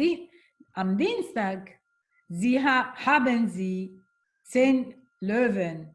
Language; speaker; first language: German; non-native, learner; Italian